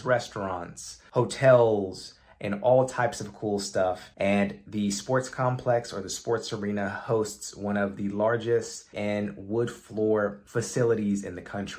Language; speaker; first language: English; native; English